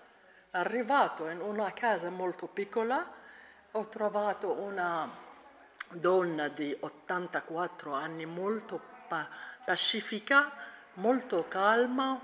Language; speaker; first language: Italian; non-native, learner; Arabic